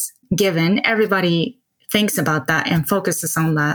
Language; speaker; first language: English; non-native, fluent; Japanese